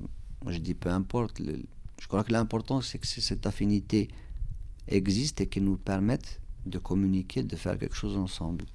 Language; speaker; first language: French; non-native, local second language; Kabyle